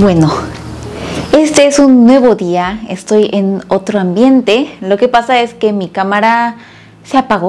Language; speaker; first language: Spanish; early bilingual, other home language; Korean